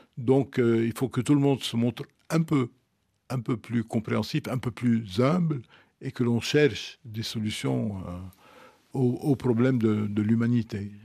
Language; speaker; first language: French; non-native, local second language; Arabic